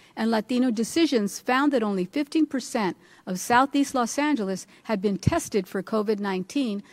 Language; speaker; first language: English; early bilingual, other home language; Spanish